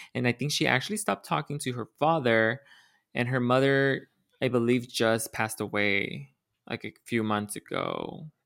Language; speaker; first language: English; early bilingual, other home language; Spanish